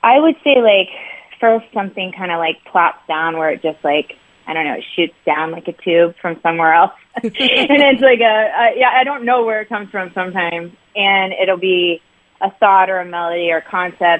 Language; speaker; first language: English; native; English